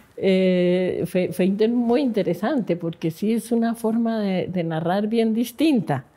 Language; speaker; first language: Spanish; native; Spanish